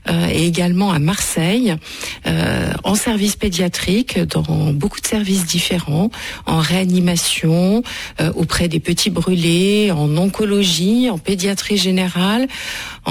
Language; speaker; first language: French; native; French